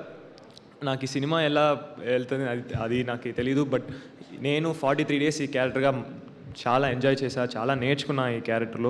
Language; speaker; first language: Telugu; non-native, learner; Tamil